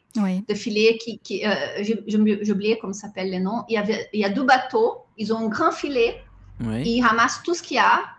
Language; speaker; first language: French; non-native, fluent; Portuguese